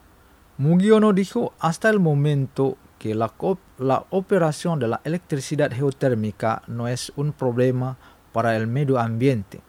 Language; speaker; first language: Spanish; non-native, fluent; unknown